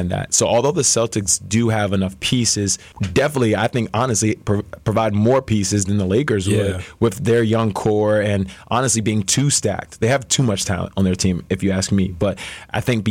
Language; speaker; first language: English; native; English